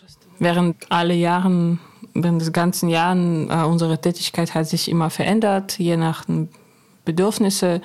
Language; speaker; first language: German; non-native, fluent; Russian